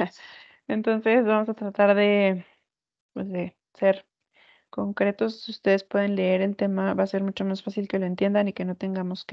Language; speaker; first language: Spanish; native; Spanish